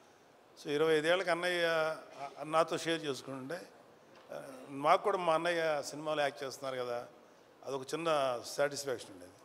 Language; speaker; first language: Telugu; native; Telugu